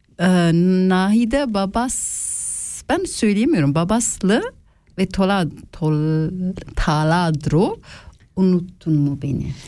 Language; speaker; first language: Turkish; early bilingual, other home language; Swiss German